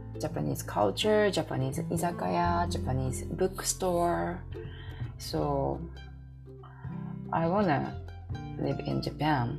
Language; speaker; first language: English; non-native, learner; Japanese